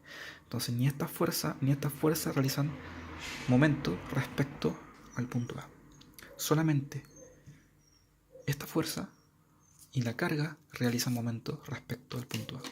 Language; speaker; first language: Spanish; native; Spanish